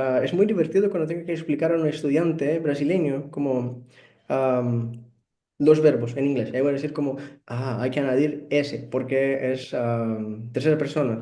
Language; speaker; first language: Spanish; non-native, fluent; Portuguese